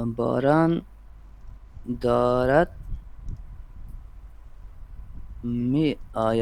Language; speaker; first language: Persian; non-native, learner; Urdu